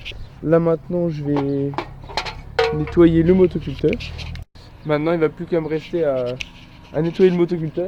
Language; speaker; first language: French; native; French